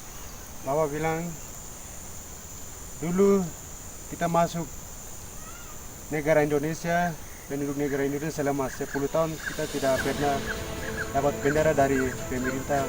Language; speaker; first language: Indonesian; non-native, local second language; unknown